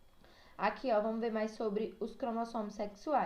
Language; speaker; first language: Portuguese; native; Portuguese